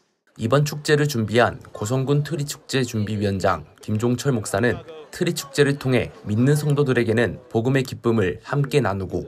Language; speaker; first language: Korean; native; Korean